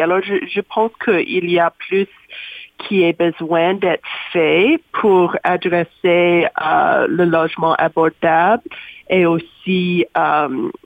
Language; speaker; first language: French; non-native, learner; English